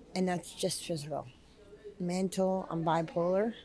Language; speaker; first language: English; native; English